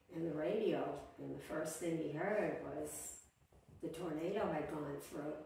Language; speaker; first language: English; native; English